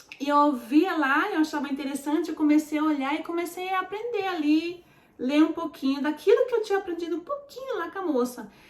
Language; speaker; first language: Portuguese; early bilingual, heritage; Portuguese